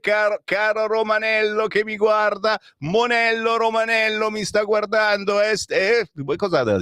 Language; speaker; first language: Italian; native; Italian